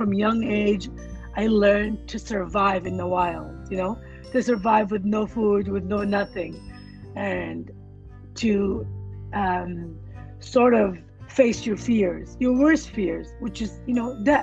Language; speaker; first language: English; non-native, fluent; Arabic